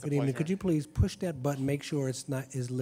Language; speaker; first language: English; native; English